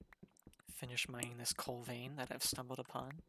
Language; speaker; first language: English; native; English